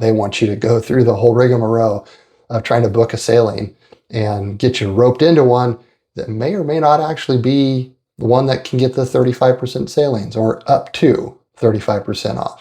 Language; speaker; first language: English; native; English